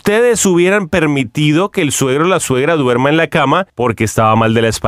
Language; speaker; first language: Spanish; native; Spanish